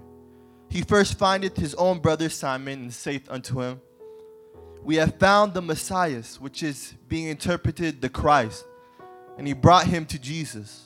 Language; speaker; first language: English; native; English